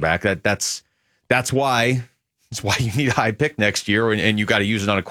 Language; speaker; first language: English; native; English